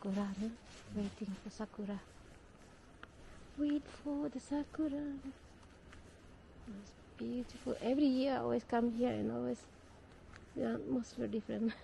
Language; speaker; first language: English; non-native, learner; Indonesian